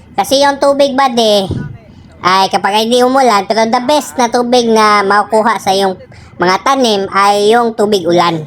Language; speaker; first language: Filipino; non-native, local second language; Cebuano